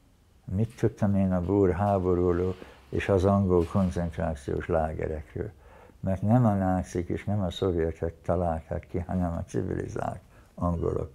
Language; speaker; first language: Hungarian; early bilingual, heritage; Hungarian